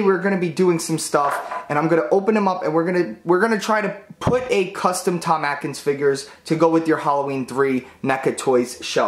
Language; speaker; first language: English; native; English